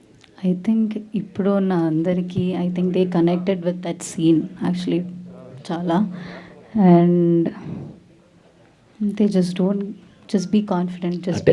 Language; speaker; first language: Telugu; non-native, learner; Malayalam